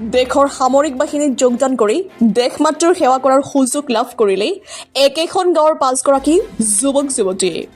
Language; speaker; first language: Assamese; non-native, local second language; Hindi